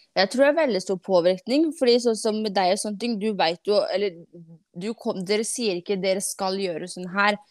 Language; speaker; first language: Norwegian; non-native, fluent; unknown